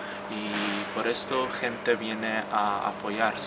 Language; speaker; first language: Spanish; non-native, fluent; Croatian